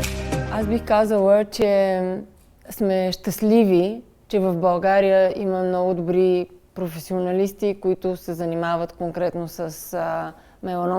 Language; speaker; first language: Bulgarian; native; Bulgarian